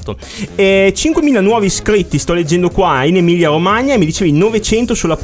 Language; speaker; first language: Italian; native; Italian